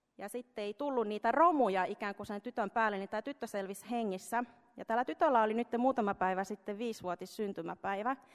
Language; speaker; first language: Finnish; early bilingual, heritage; Finnish